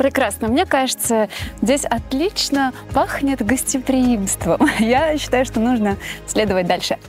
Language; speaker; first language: Russian; native; Russian